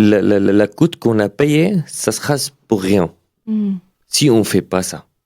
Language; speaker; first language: French; non-native, learner; Arabic